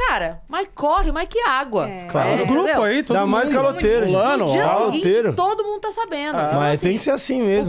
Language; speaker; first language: Portuguese; native; Portuguese